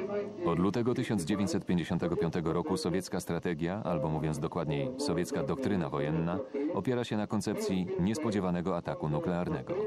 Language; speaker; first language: Polish; native; Polish